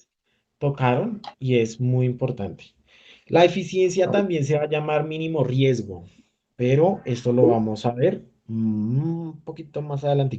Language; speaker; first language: Spanish; native; Spanish